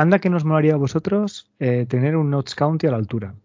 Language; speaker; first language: Spanish; native; Spanish